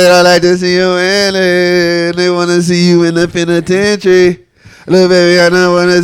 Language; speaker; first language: English; native; English